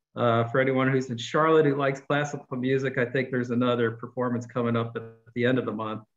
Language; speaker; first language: English; native; English